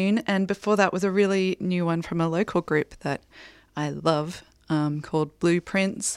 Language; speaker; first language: English; native; English